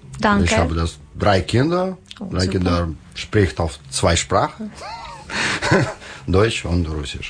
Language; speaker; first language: German; non-native, learner; Russian